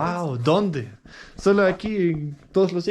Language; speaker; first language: Spanish; non-native, learner; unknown